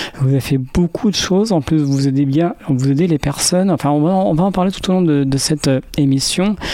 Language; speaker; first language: French; native; French